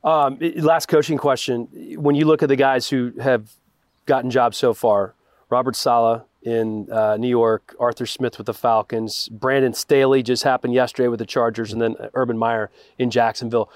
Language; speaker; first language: English; native; English